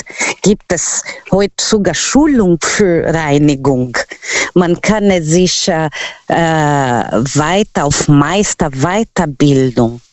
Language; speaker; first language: German; non-native, learner; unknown